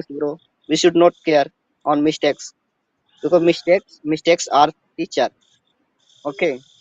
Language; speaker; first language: English; non-native, learner; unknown